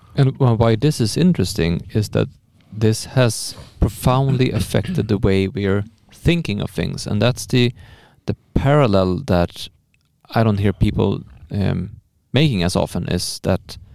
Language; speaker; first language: English; non-native, fluent; Swedish